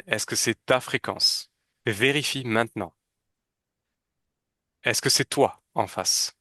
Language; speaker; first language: French; native; French